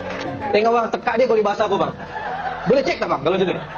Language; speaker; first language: Malay; native; Malay